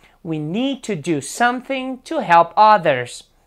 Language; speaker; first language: English; non-native, fluent; Portuguese